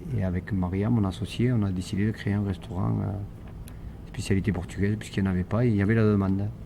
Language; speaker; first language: French; early bilingual, other home language; Portuguese